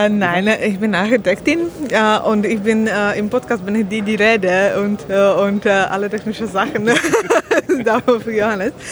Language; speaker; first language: German; non-native, learner; Slovak